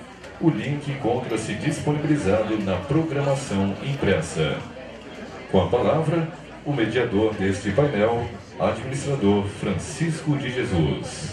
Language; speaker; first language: Portuguese; native; Portuguese